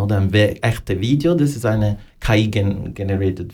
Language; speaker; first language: German; non-native, learner; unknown